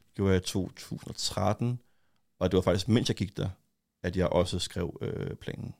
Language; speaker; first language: Danish; native; Danish